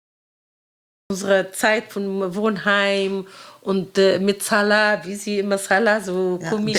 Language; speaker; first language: German; non-native, fluent; Arabic